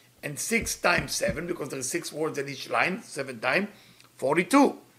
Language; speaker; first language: English; non-native, fluent; Hebrew